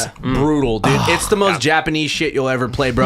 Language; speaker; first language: English; native; English